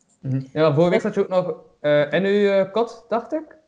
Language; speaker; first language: Dutch; native; Dutch